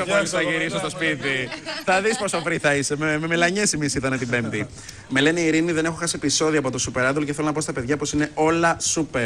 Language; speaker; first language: Greek; native; Greek